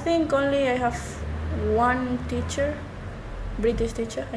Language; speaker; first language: English; non-native, learner; Spanish